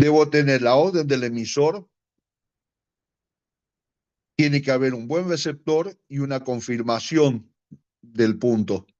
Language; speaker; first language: Spanish; native; Spanish